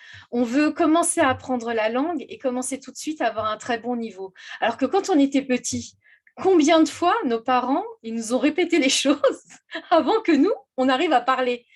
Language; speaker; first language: French; native; French